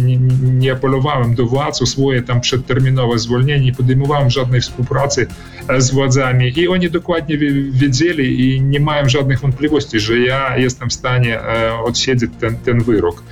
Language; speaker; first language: Polish; early bilingual, heritage; Polish